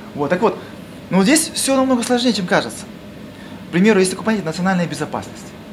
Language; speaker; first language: Russian; non-native, local second language; Kazakh